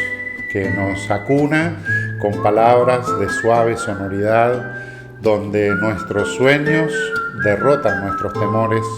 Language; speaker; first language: Spanish; native; Spanish